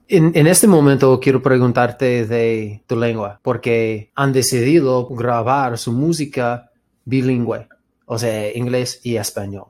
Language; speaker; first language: Spanish; non-native, fluent; English